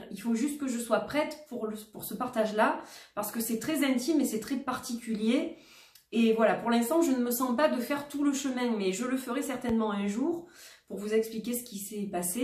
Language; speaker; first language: French; native; French